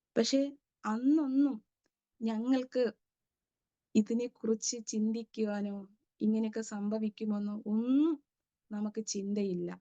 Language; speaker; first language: Malayalam; native; Malayalam